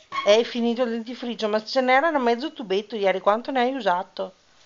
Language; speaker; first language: Italian; native; Italian